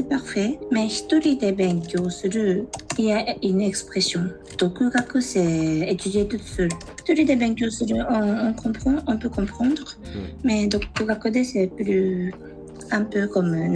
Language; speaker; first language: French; non-native, fluent; Japanese